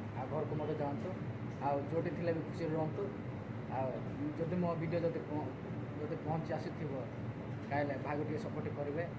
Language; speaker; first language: Odia; non-native, local second language; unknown